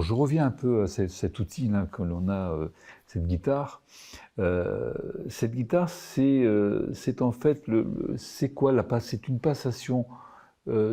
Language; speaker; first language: French; native; French